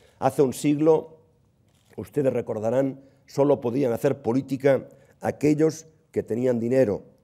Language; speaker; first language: Spanish; non-native, local second language; Catalan